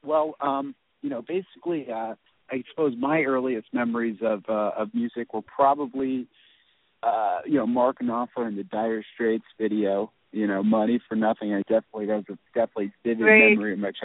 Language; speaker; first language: English; native; English